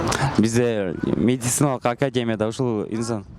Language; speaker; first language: Kyrgyz; native; Kyrgyz